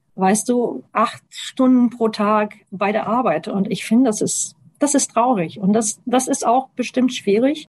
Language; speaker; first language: German; non-native, fluent; Portuguese